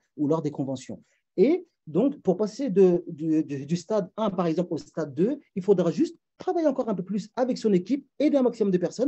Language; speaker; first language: French; native; French